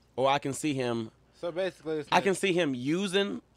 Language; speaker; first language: English; native; English